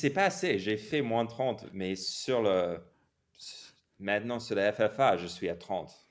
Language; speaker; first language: French; non-native, fluent; English